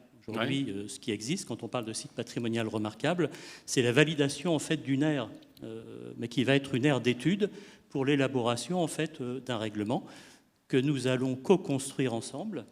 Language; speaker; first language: French; native; French